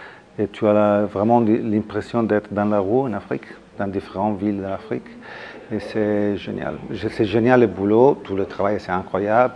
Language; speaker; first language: French; non-native, fluent; Italian